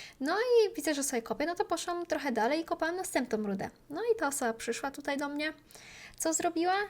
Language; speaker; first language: Polish; native; Polish